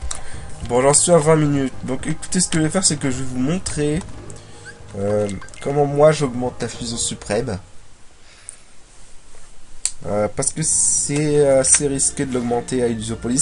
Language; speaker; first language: French; native; French